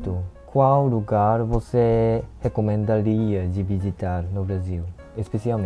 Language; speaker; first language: Portuguese; non-native, learner; Japanese